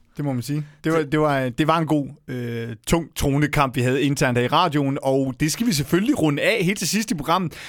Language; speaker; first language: Danish; native; Danish